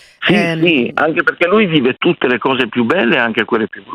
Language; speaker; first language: Italian; native; Italian